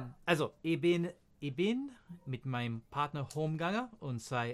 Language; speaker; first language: German; non-native, fluent; English